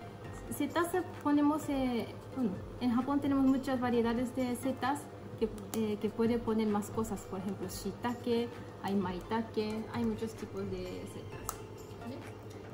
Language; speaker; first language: Spanish; non-native, fluent; Japanese